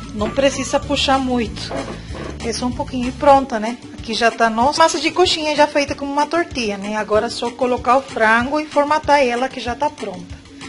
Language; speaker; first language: Portuguese; non-native, fluent; Spanish